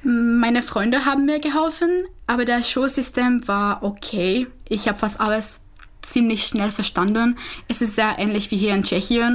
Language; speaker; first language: German; non-native, fluent; Czech